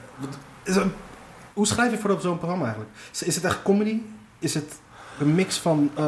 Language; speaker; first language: Dutch; early bilingual, other home language; Riffian